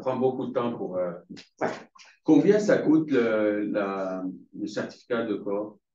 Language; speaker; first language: French; non-native, fluent; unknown